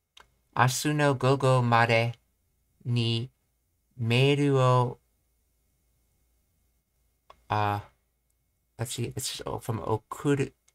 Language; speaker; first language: Japanese; non-native, learner; English